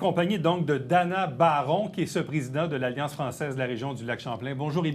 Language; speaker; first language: French; native; French